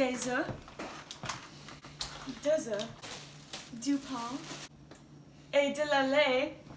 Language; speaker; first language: French; non-native, learner; English